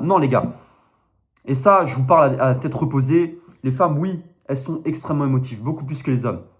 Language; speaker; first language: French; native; French